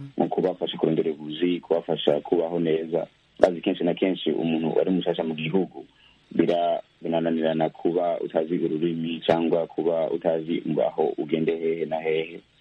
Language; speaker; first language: Rundi; early bilingual, heritage; Rundi